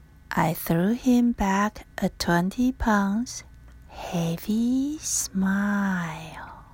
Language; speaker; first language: English; non-native, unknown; Min Nan Chinese